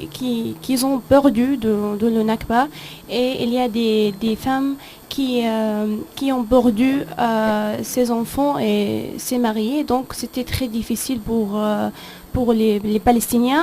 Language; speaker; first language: French; non-native, fluent; Arabic